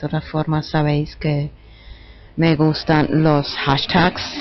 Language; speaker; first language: Spanish; non-native, fluent; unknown